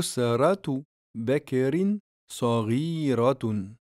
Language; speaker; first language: Arabic; non-native, fluent; French